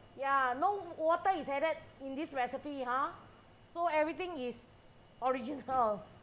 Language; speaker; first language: English; non-native, local second language; Chinese